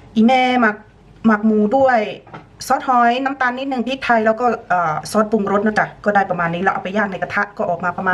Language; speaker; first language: Thai; native; Thai